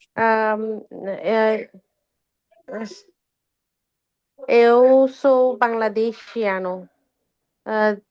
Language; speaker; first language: Portuguese; non-native, learner; Bangla